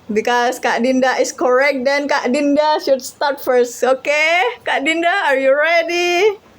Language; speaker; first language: English; non-native, learner; Indonesian